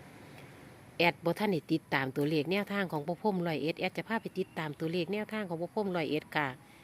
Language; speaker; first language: Thai; native; Thai